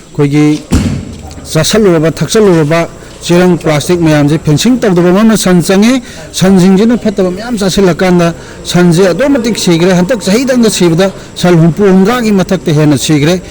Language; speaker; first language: Manipuri; native; Manipuri